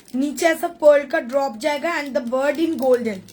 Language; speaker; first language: Hindi; non-native, local second language; Bangla